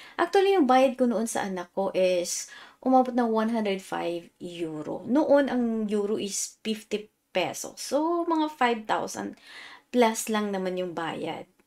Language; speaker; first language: Filipino; native; Filipino